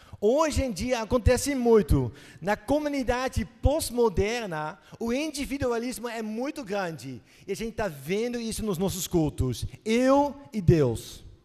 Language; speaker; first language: Portuguese; non-native, fluent; Dutch